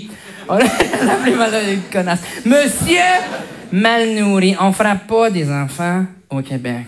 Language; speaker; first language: French; early bilingual, other home language; Arabic